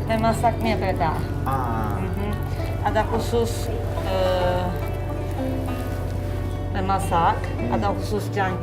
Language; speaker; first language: Indonesian; non-native, learner; Turkish